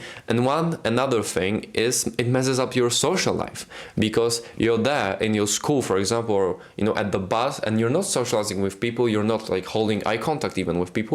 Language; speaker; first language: English; non-native, fluent; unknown